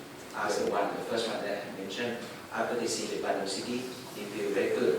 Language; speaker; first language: English; non-native, learner; Thai